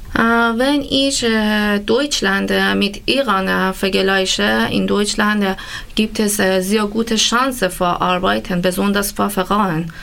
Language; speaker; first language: German; non-native, learner; Persian